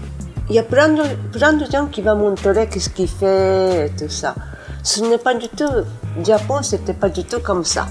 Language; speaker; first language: French; non-native, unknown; Japanese